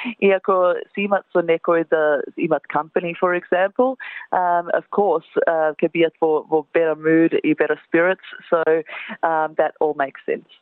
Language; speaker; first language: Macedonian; early bilingual, heritage; English